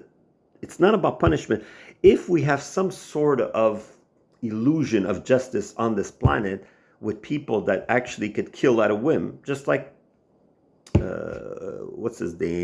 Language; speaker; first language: English; non-native, local second language; French